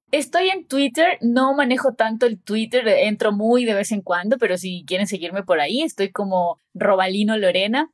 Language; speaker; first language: Spanish; native; Spanish